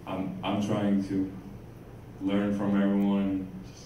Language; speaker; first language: English; non-native, fluent; Finnish